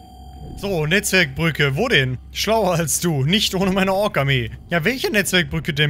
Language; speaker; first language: German; native; German